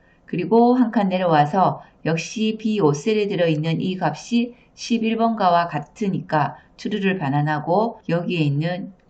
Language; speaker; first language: Korean; native; Korean